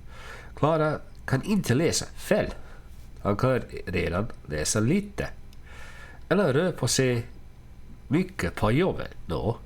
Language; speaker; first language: Swedish; non-native, learner; Dutch